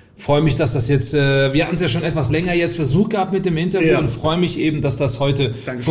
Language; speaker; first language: German; early bilingual, heritage; Polish